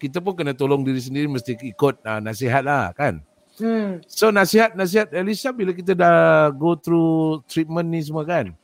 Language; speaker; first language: Malay; native; Malay